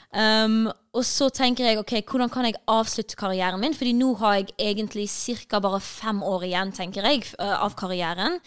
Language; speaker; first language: Norwegian; early bilingual, other home language; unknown